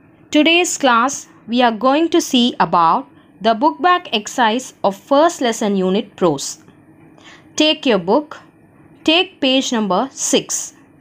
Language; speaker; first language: English; non-native, local second language; Tamil